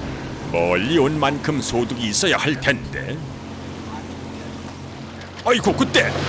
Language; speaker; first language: Korean; native; Korean